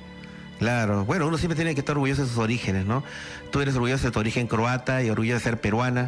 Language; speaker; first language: Spanish; native; Spanish